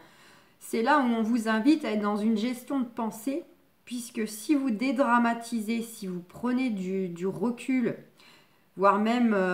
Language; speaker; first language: French; native; French